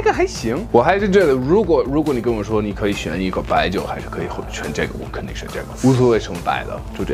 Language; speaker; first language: Chinese; non-native, fluent; English